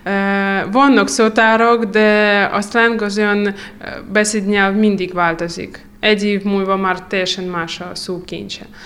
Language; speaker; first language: Hungarian; non-native, fluent; Russian